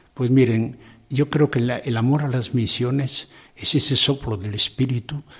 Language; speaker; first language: Spanish; native; Spanish